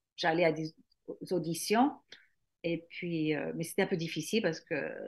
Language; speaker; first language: French; native; French